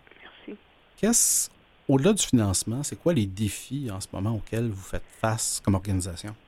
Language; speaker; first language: French; native; French